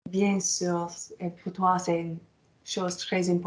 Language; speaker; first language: French; non-native, fluent; English